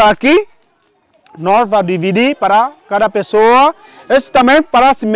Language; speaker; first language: Portuguese; non-native, learner; Vietnamese